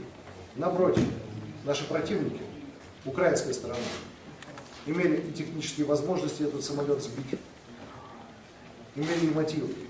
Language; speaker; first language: Russian; native; Russian